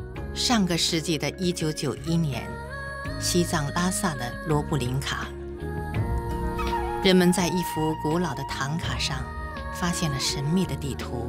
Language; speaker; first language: Chinese; native; Chinese